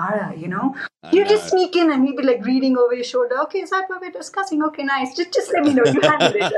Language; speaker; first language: English; non-native, local second language; Hindi